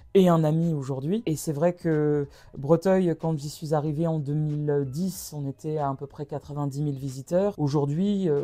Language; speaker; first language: French; native; French